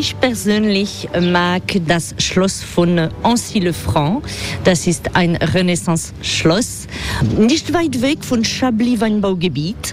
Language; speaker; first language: German; non-native, learner; French